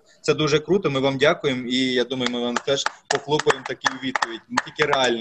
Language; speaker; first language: Ukrainian; native; Ukrainian